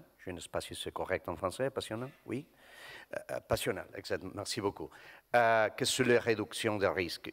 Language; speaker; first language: French; non-native, learner; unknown